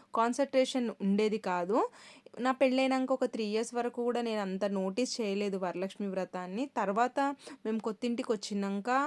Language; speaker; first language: Telugu; non-native, local second language; Kannada